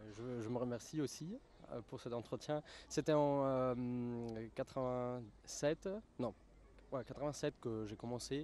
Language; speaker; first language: French; non-native, fluent; German